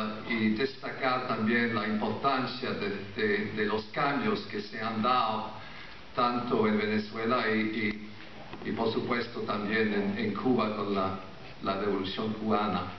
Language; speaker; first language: Spanish; non-native, fluent; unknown